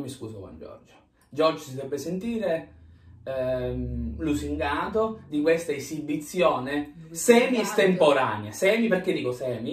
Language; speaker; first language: Italian; native; Italian